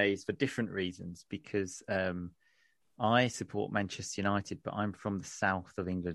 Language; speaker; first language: English; native; English